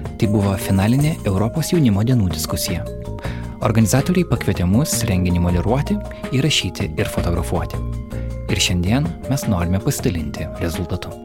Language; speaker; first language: Lithuanian; native; Lithuanian